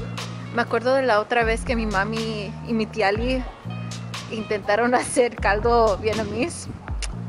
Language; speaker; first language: Spanish; early bilingual, heritage; Spanish